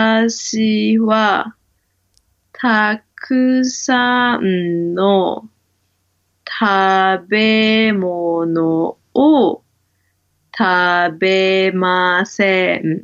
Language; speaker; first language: Japanese; non-native, learner; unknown